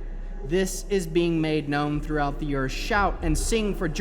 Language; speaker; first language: English; native; English